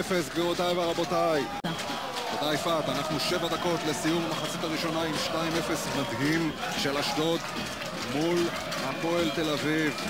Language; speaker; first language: Hebrew; native; Hebrew